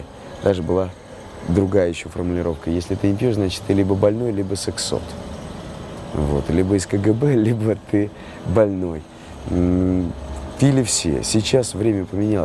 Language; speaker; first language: Russian; native; Russian